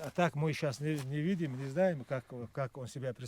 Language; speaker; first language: Russian; native; Russian